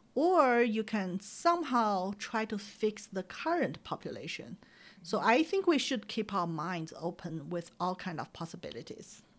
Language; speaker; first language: English; non-native, fluent; Chinese